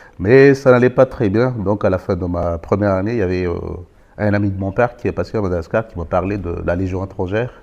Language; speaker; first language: French; non-native, local second language; Malagasy